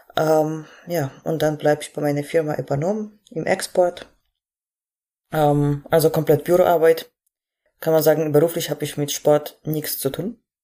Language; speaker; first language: German; non-native, fluent; Polish